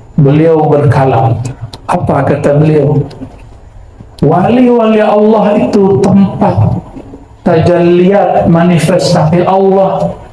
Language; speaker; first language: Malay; non-native, local second language; Minangkabau